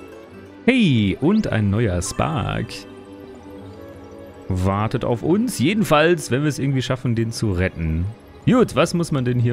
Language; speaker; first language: German; native; German